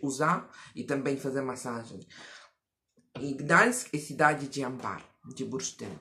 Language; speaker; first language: Portuguese; non-native, fluent; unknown